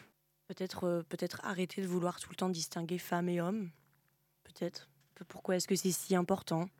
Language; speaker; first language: French; native; French